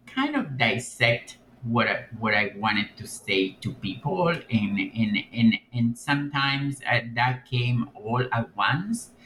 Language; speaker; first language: English; non-native, fluent; Spanish